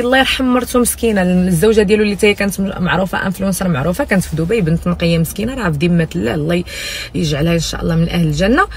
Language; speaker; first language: Arabic; native; Arabic